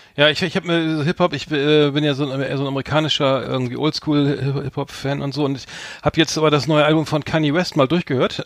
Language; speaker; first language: German; native; German